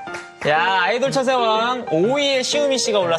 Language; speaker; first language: Korean; native; Korean